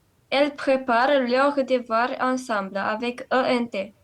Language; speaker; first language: French; non-native, learner; Romanian